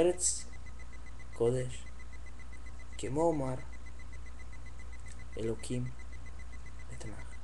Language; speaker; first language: Hebrew; non-native, learner; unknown